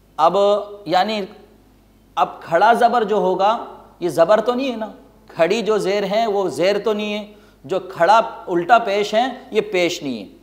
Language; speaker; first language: Urdu; native; Urdu